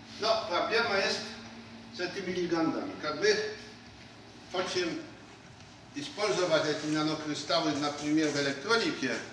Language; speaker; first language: Russian; non-native, fluent; Polish